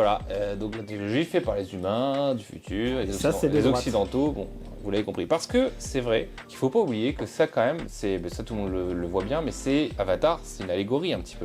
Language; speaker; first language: French; native; French